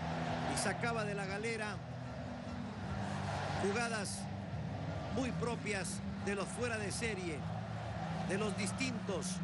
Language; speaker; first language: Spanish; native; Spanish